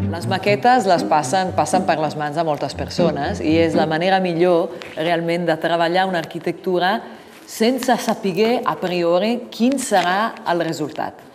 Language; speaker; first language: Catalan; non-native, fluent; Italian